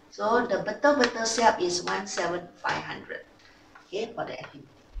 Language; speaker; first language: English; non-native, local second language; Malay